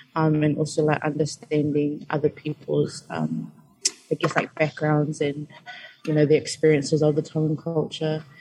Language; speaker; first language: English; native; English